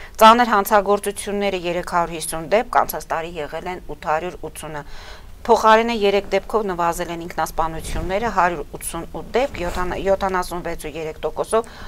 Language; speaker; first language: Armenian; native; Armenian